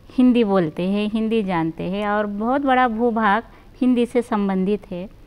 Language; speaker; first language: Hindi; non-native, local second language; Marathi